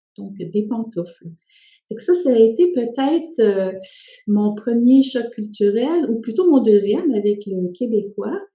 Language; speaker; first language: French; early bilingual, other home language; Spanish